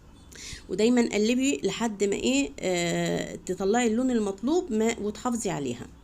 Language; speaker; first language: Arabic; native; Arabic